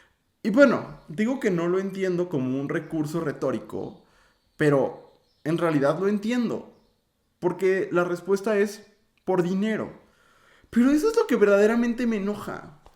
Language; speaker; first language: Spanish; native; Spanish